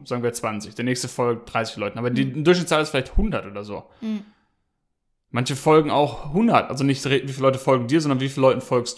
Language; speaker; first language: German; native; German